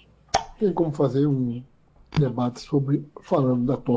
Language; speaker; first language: Portuguese; native; Portuguese